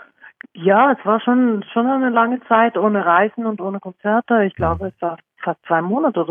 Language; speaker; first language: German; non-native, fluent; Norwegian